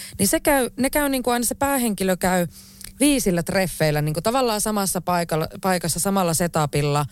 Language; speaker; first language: Finnish; native; Finnish